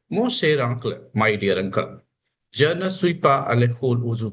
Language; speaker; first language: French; non-native, fluent; Hindi